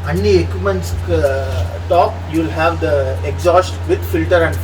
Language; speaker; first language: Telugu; non-native, learner; Tamil